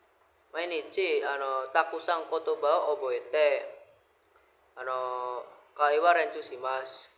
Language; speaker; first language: Japanese; non-native, learner; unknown